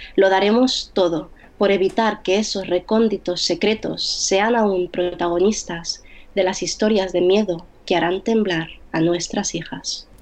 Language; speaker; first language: Spanish; early bilingual, other home language; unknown